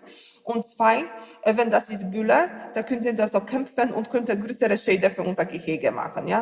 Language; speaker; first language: German; non-native, learner; Polish